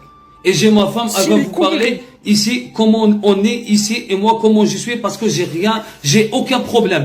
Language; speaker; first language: French; non-native, learner; Arabic